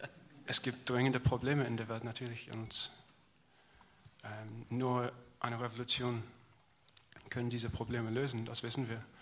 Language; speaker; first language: German; non-native, learner; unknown